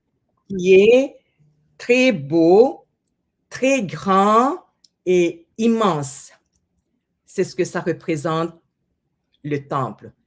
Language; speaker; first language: French; non-native, fluent; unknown